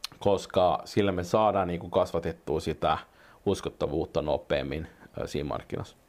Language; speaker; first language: Finnish; non-native, local second language; Swedish